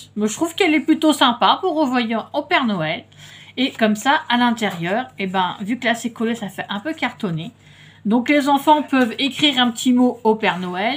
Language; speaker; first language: French; native; French